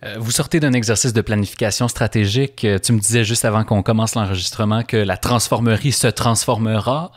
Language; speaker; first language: French; native; French